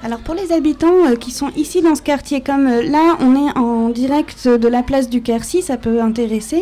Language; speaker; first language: French; native; French